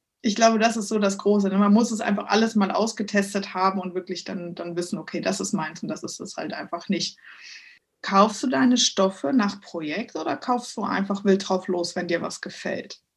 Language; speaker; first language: German; native; German